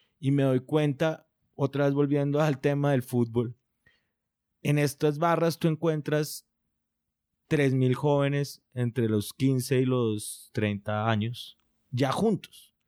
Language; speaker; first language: Spanish; native; Spanish